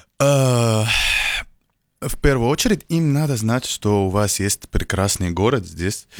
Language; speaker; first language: Russian; non-native, learner; Arabic